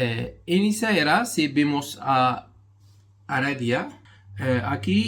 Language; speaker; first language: Spanish; non-native, fluent; Arabic